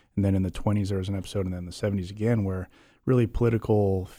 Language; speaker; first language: English; early bilingual, other home language; Spanish